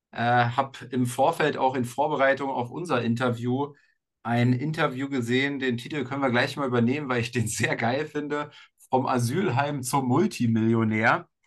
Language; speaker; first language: German; native; German